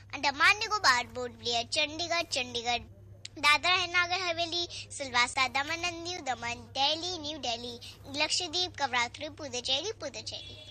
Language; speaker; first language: Hindi; native; Hindi